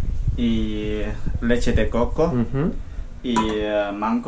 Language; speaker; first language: Spanish; non-native, learner; Chinese